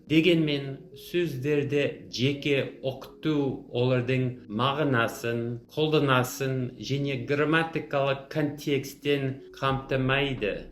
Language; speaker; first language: Kazakh; non-native, fluent; English